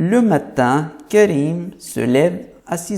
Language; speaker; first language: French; non-native, fluent; Arabic